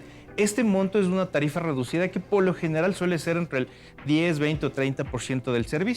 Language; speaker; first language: Spanish; native; Spanish